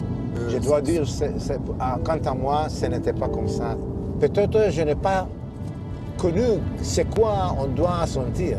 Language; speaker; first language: French; non-native, learner; Hebrew